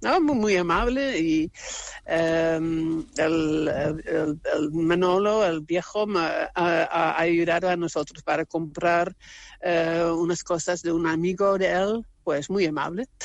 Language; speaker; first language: Spanish; non-native, learner; Dutch